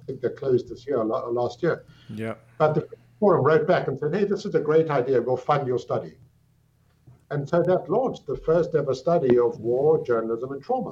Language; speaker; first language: English; native; English